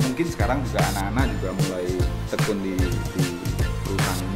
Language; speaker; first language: Indonesian; native; Indonesian